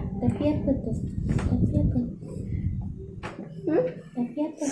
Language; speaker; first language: Malay; native; Malay